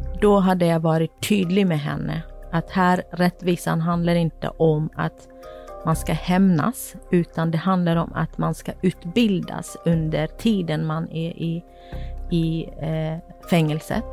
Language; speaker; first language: Swedish; non-native, fluent; Kurdish